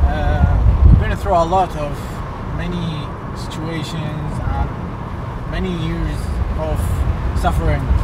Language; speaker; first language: English; non-native, fluent; Arabic